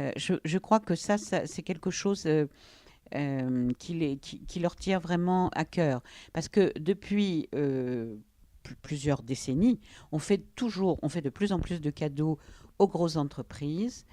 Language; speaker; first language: French; native; French